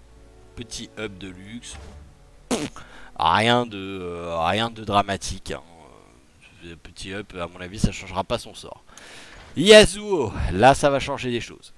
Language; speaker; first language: French; native; French